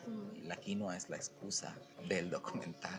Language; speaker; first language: Spanish; native; Spanish